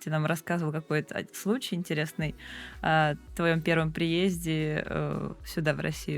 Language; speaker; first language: Russian; native; Russian